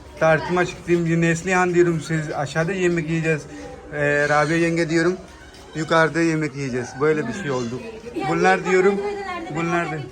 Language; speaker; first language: Turkish; non-native, learner; Punjabi